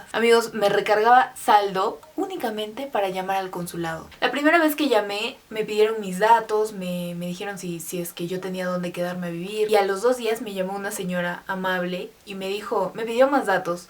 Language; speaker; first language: Spanish; native; Spanish